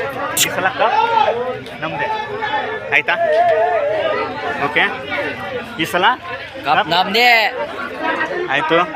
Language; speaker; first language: Kannada; non-native, local second language; Lambadi